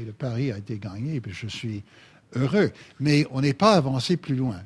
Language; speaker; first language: French; native; French